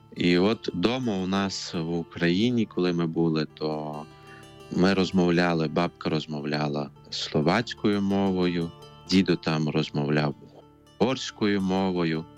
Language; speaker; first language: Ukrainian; non-native, local second language; Romany